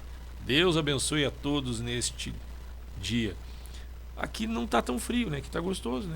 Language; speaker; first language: Portuguese; native; Portuguese